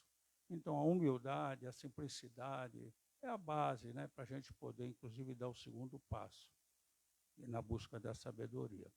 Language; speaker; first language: Portuguese; native; Portuguese